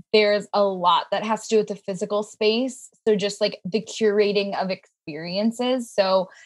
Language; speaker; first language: English; native; English